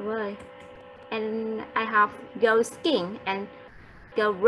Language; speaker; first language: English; non-native, fluent; Vietnamese